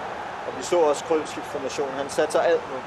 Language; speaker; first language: Danish; native; Danish